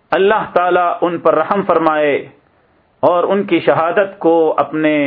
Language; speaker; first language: Urdu; native; Urdu